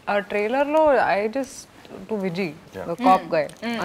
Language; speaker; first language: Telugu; non-native, fluent; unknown